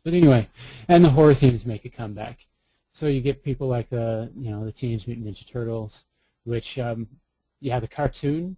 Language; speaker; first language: English; native; English